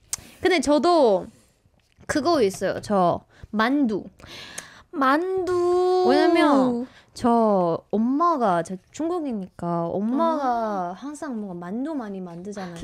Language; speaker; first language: Korean; non-native, fluent; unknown